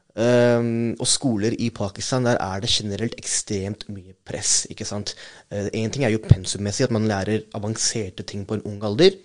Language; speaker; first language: Norwegian; non-native, fluent; Urdu